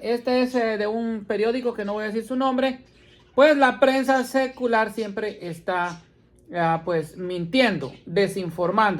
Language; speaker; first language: Spanish; native; Spanish